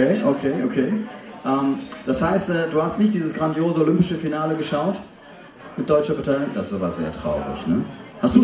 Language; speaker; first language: German; native; German